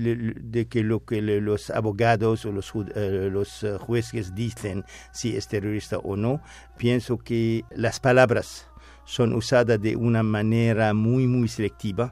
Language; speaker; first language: Spanish; non-native, fluent; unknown